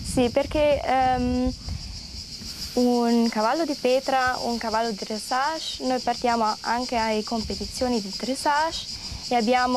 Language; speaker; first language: Italian; non-native, local second language; German